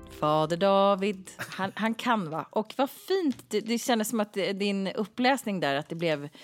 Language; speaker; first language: Swedish; native; Swedish